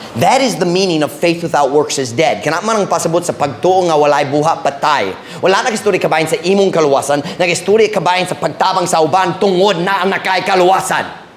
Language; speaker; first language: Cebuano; non-native, fluent; English